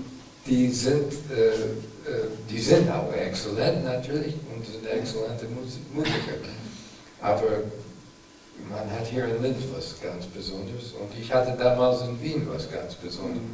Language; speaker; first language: German; non-native, fluent; English